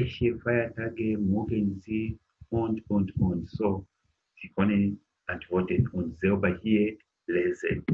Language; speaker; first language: German; non-native, learner; English